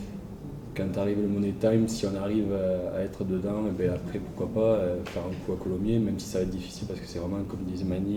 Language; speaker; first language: French; native; French